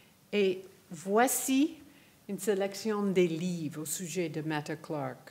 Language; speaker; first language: French; non-native, fluent; English